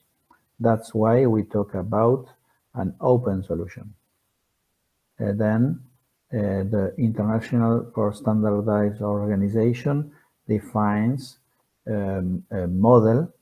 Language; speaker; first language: English; non-native, fluent; Spanish